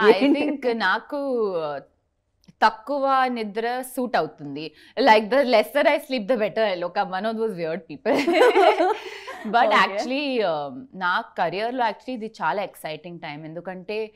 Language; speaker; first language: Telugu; non-native, learner; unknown